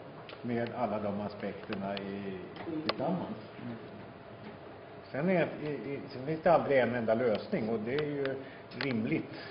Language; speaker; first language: Swedish; native; Swedish